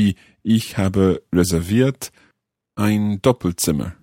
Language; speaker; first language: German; non-native, learner; English